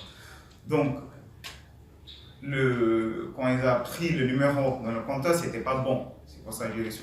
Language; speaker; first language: French; non-native, learner; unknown